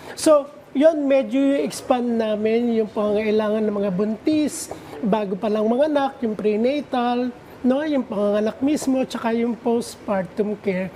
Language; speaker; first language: Filipino; native; Filipino